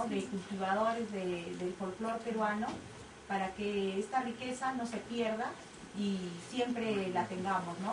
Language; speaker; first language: Spanish; native; Spanish